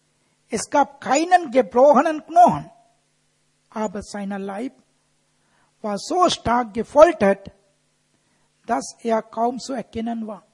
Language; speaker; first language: German; non-native, fluent; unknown